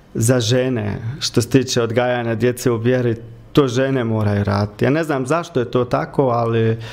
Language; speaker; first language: Croatian; early bilingual, heritage; Croatian